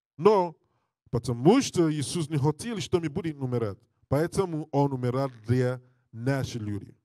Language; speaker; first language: Russian; non-native, learner; English